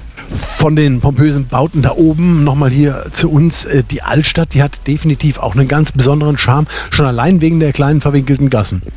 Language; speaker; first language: German; native; German